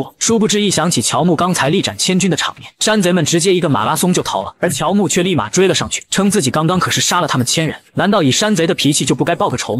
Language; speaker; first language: Chinese; native; Chinese